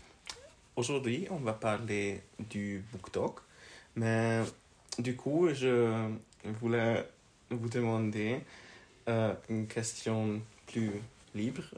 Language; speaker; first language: French; non-native, learner; Hungarian